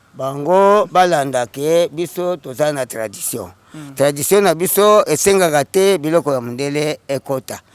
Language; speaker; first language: Lingala; non-native, local second language; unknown